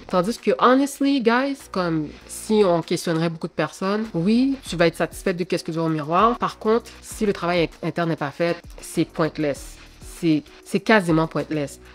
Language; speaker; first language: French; early bilingual, other home language; Haitian Creole